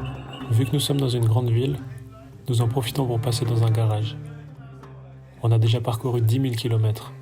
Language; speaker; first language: French; native; French